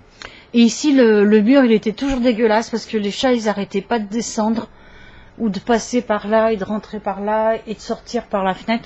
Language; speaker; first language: French; native; French